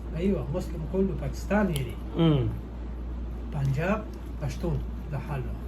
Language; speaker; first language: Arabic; non-native, learner; Pashto